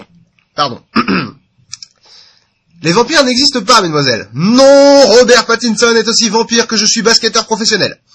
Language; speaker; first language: French; native; French